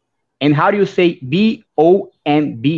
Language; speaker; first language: English; non-native, fluent; Portuguese